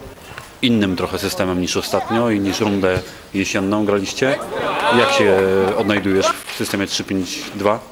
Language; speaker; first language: Polish; native; Polish